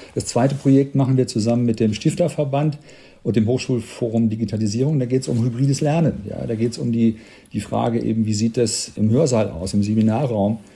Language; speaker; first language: German; native; German